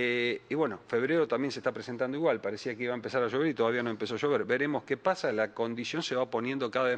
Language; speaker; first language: Spanish; native; Spanish